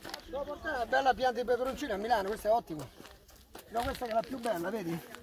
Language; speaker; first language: Italian; native; Italian